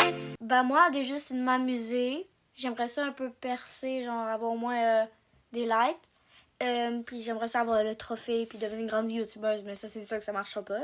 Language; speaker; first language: French; native; French